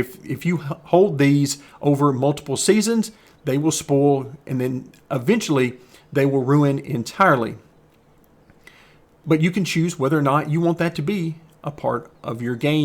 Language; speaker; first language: English; native; English